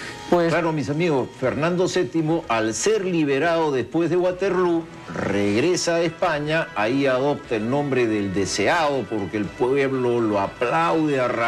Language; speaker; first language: Spanish; native; Spanish